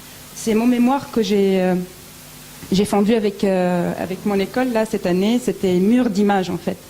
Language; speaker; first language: French; non-native, fluent; Arabic